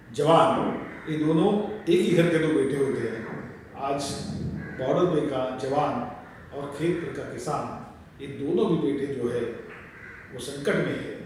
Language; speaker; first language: Hindi; non-native, local second language; Marathi